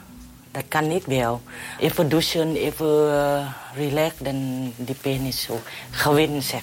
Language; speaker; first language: Dutch; non-native, learner; Thai